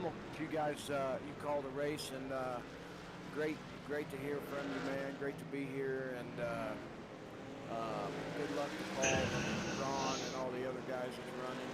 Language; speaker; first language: English; native; English